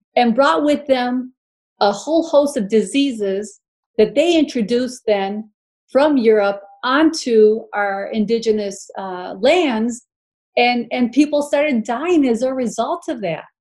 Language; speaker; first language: English; early bilingual, other home language; Spanish